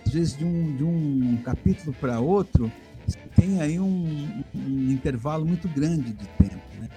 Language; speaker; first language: Portuguese; native; Portuguese